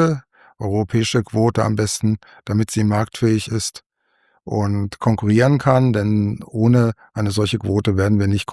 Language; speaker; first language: German; native; German